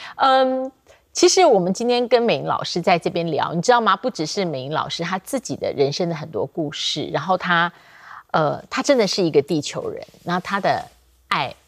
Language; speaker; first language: Chinese; native; Chinese